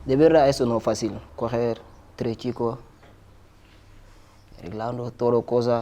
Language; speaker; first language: Spanish; non-native, learner; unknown